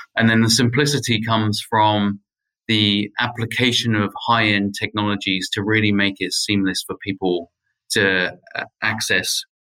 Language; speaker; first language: English; native; English